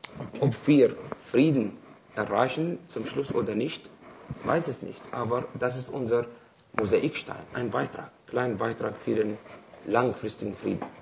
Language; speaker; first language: German; non-native, fluent; Arabic